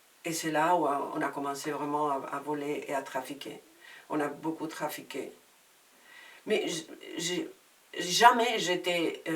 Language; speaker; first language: French; non-native, fluent; Spanish